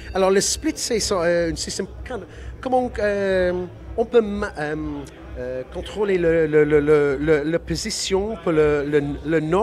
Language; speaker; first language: French; non-native, learner; English